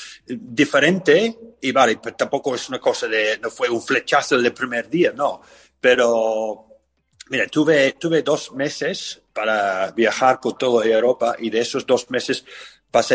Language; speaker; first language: Spanish; non-native, fluent; English